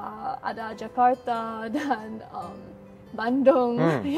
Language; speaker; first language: Indonesian; non-native, learner; Chinese